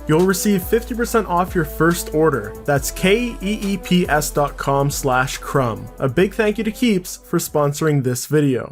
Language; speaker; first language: English; native; English